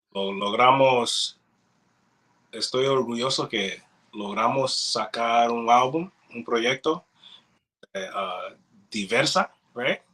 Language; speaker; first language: Spanish; early bilingual, heritage; English